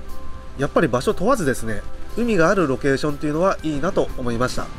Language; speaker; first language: Japanese; native; Japanese